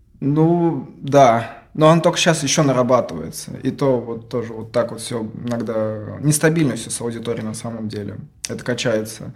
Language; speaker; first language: Russian; native; Russian